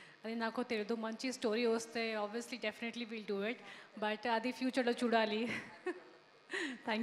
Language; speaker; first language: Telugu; non-native, learner; Hindi